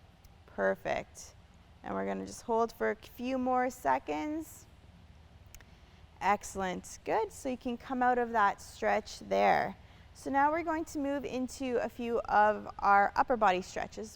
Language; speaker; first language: English; native; English